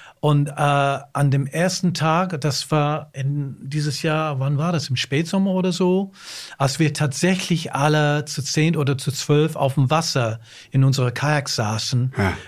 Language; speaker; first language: German; non-native, fluent; English